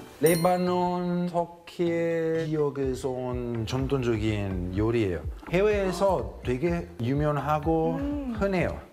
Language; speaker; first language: Korean; non-native, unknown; Italian